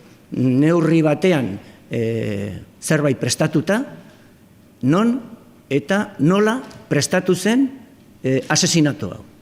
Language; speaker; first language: Basque; non-native, local second language; Spanish